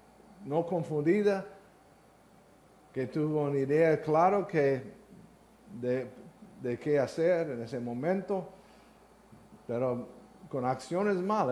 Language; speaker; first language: Spanish; non-native, learner; English